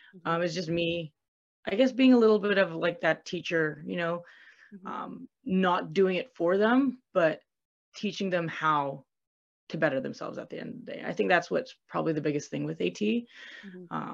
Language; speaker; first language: English; native; English